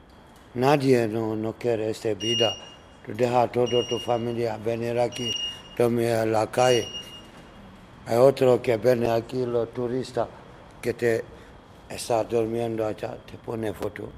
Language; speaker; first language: Spanish; non-native, learner; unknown